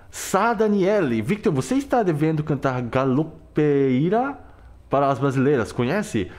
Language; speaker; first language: Portuguese; non-native, fluent; Korean